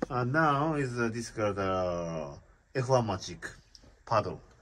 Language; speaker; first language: English; non-native, learner; Japanese